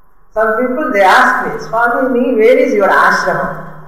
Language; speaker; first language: English; non-native, local second language; Tamil